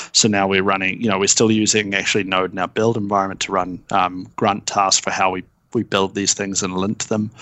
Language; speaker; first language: English; native; English